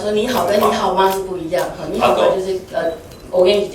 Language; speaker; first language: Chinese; native; Chinese